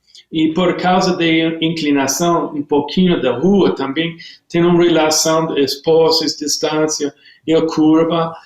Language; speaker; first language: Portuguese; non-native, learner; English